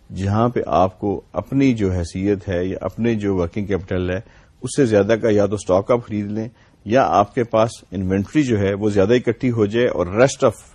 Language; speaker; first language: Urdu; non-native, local second language; Punjabi